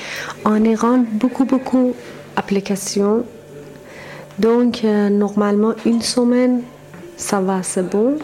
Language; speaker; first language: French; non-native, learner; Persian